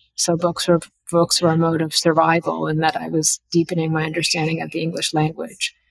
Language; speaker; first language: English; early bilingual, other home language; Bangla